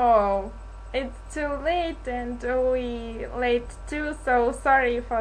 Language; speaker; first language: English; non-native, learner; Russian